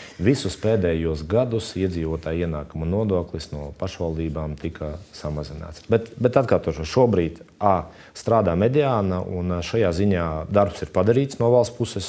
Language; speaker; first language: Latvian; native; Latvian